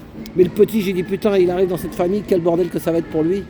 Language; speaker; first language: French; native; French